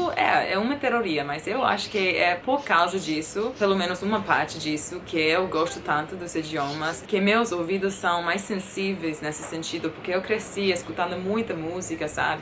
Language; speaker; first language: Portuguese; non-native, fluent; English